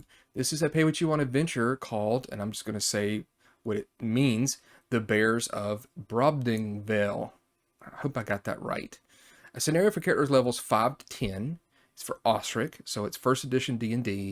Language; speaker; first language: English; native; English